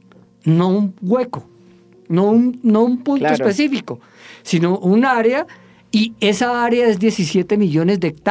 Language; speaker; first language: Spanish; native; Spanish